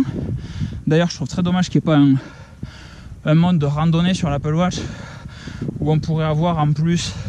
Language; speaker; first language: French; native; French